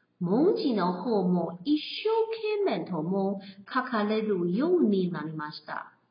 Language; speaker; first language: Japanese; non-native, learner; Chinese